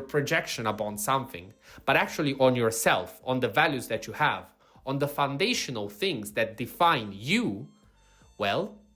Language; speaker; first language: English; non-native, fluent; Italian